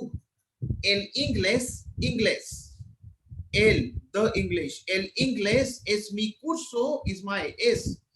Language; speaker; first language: Spanish; non-native, fluent; Hindi